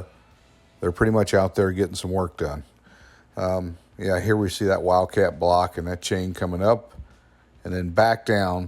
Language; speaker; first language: English; native; English